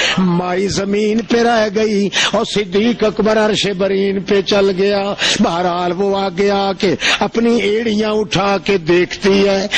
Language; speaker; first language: Urdu; non-native, local second language; Saraiki